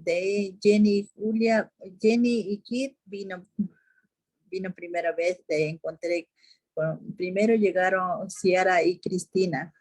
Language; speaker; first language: Spanish; non-native, local second language; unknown